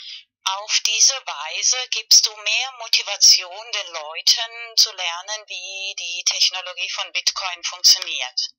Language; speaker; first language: German; non-native, learner; Spanish